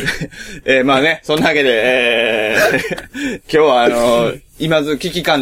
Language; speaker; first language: Japanese; native; Japanese